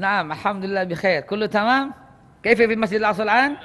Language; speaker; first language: Arabic; non-native, learner; Indonesian